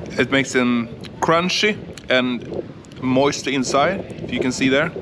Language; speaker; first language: English; non-native, fluent; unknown